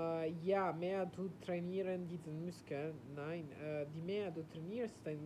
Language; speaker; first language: German; non-native, learner; Italian